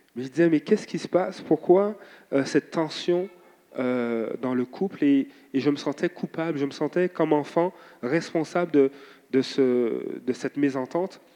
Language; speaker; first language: French; native; French